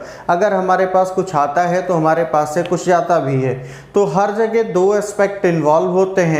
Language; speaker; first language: Hindi; native; Hindi